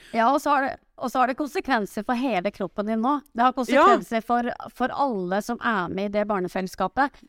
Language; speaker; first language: Norwegian; native; Norwegian